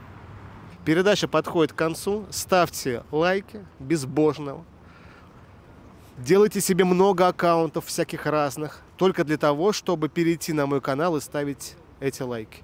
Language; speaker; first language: Russian; native; Russian